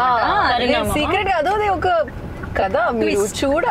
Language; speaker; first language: Telugu; non-native, local second language; Hindi